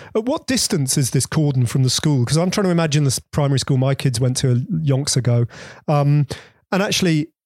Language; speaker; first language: English; native; English